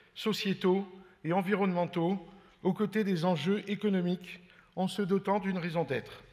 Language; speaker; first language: French; native; French